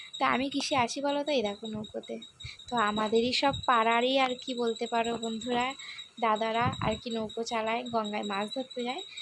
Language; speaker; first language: Bangla; non-native, local second language; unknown